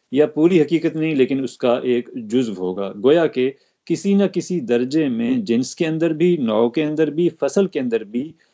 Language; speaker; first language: Urdu; native; Urdu